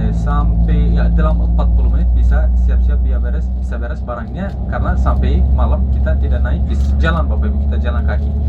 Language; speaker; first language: Indonesian; non-native, fluent; Turkish